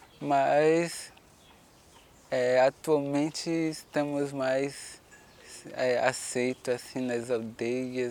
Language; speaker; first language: Portuguese; non-native, local second language; Guarani